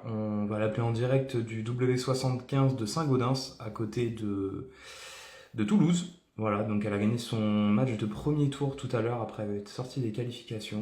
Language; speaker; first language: French; native; French